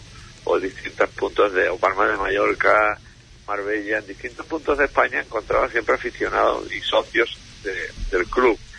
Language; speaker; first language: Spanish; native; Spanish